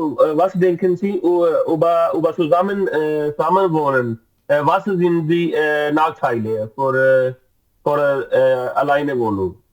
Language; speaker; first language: German; non-native, learner; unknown